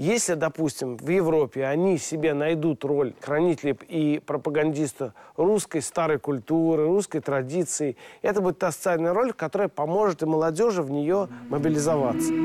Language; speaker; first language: Russian; native; Russian